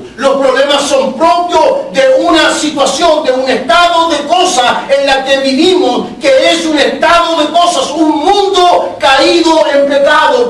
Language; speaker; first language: Spanish; native; Spanish